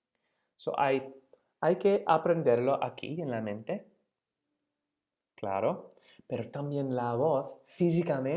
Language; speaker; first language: Spanish; non-native, fluent; English